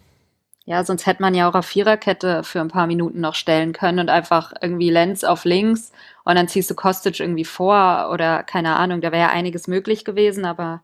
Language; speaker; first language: German; native; German